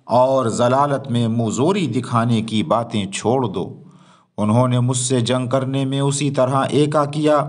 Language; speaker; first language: Hindi; native; Hindi